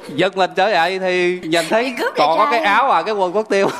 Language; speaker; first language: Vietnamese; native; Vietnamese